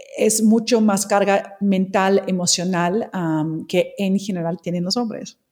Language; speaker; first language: Spanish; non-native, fluent; English